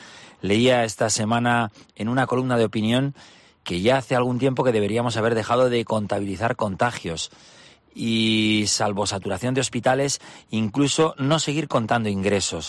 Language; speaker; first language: Spanish; native; Spanish